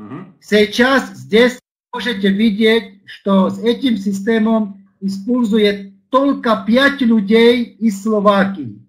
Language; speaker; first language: Russian; non-native, learner; Slovak